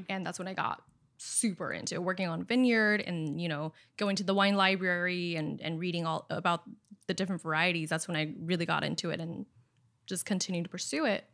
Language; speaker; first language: English; early bilingual, other home language; Chinese